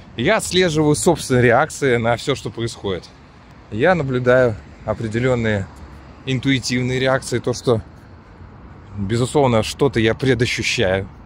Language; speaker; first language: Russian; native; Russian